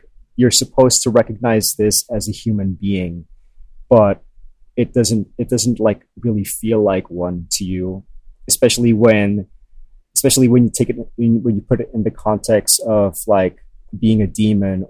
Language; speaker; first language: English; non-native, local second language; Filipino